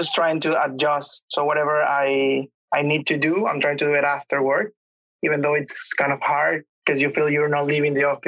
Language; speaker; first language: English; non-native, fluent; Spanish